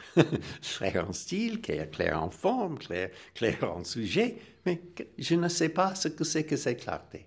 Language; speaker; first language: French; non-native, fluent; English